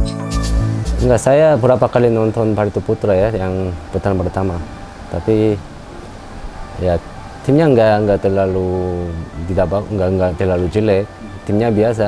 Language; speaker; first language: Indonesian; non-native, fluent; Korean